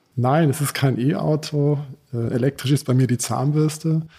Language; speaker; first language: German; early bilingual, heritage; German